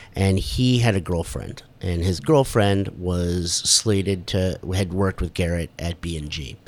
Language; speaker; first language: English; native; English